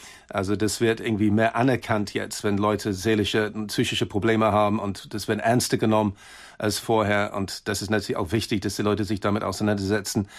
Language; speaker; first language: German; non-native, fluent; English